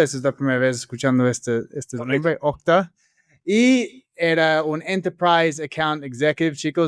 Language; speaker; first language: Spanish; non-native, fluent; English